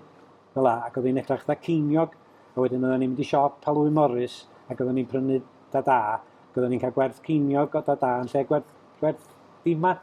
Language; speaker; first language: Welsh; native; Welsh